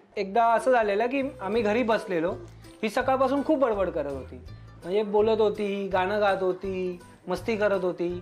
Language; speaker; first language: Marathi; non-native, local second language; Gujarati